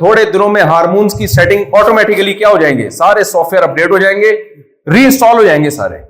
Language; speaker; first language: Urdu; native; Urdu